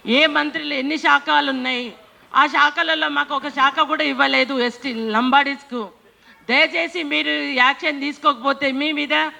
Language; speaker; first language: Telugu; non-native, local second language; Lambadi